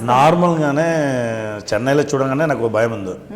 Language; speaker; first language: Telugu; non-native, local second language; Tamil